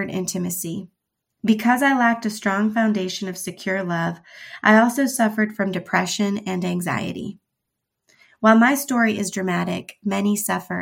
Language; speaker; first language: English; early bilingual, other home language; Spanish